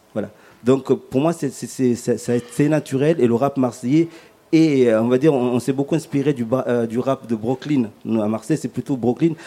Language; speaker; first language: French; early bilingual, other home language; Ngazidja Comorian